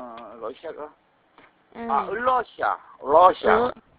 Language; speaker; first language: Chinese; non-native, learner; Korean